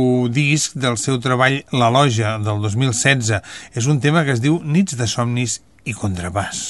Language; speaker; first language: Catalan; native; Catalan